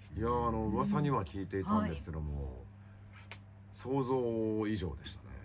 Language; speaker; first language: Japanese; native; Japanese